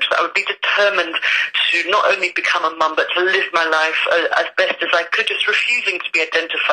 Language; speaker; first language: English; native; English